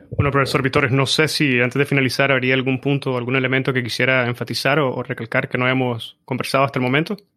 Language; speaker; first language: Spanish; native; Spanish